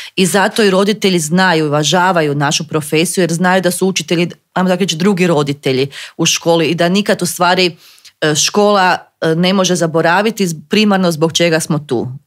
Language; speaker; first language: Croatian; native; Croatian